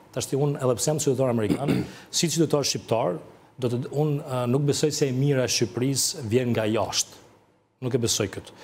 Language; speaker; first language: Albanian; early bilingual, heritage; Albanian